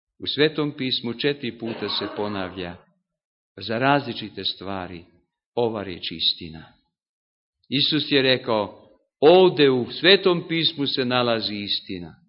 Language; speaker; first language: Serbian; non-native, local second language; Hungarian